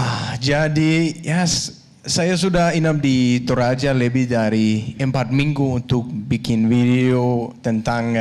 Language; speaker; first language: Indonesian; non-native, learner; Danish